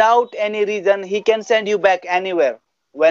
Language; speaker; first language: English; non-native, fluent; Bangla